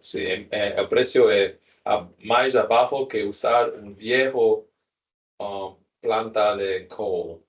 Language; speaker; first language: Spanish; non-native, learner; English